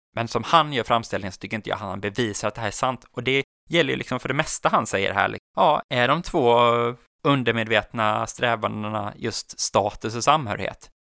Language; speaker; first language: Swedish; native; Swedish